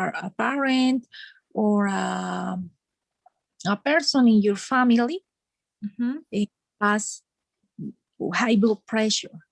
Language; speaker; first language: English; non-native, learner; Spanish